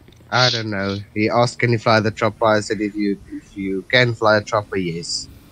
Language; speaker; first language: English; non-native, local second language; Afrikaans